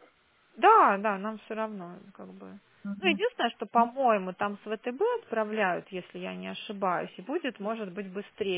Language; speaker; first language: Russian; native; Russian